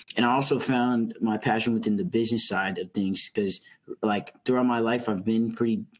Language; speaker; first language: English; native; English